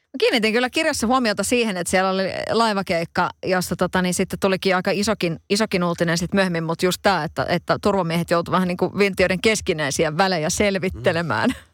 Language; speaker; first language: Finnish; native; Finnish